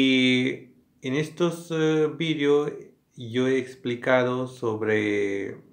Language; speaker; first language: Spanish; non-native, learner; Hindi